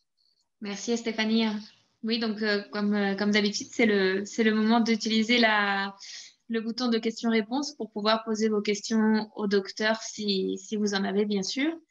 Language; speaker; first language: French; native; French